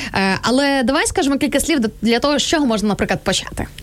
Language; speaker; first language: Ukrainian; native; Ukrainian